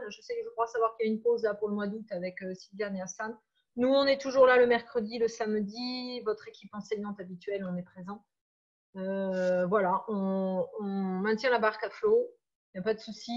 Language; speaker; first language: French; native; French